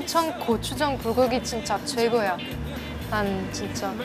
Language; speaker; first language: Korean; non-native, fluent; French